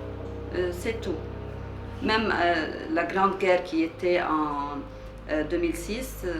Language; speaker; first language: French; non-native, local second language; Arabic